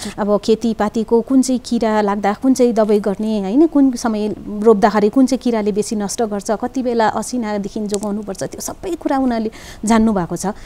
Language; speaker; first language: Nepali; native; Nepali